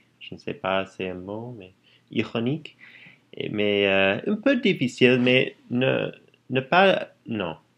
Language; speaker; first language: French; non-native, learner; English